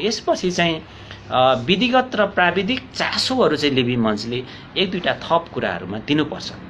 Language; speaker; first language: Nepali; non-native, local second language; Limbu